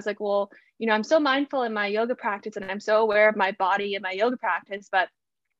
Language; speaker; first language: English; native; English